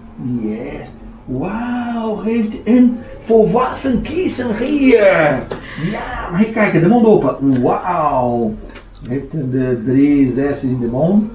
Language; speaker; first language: Dutch; non-native, learner; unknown